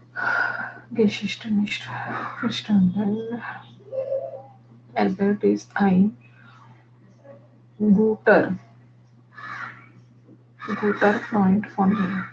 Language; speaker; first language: German; non-native, learner; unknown